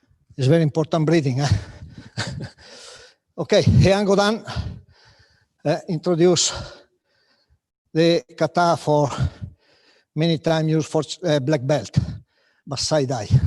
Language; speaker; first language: English; non-native, learner; Italian